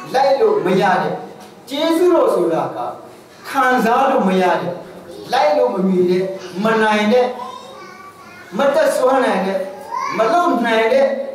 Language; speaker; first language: Burmese; non-native, local second language; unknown